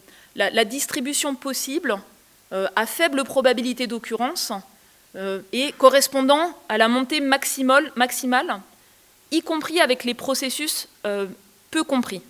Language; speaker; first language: French; native; French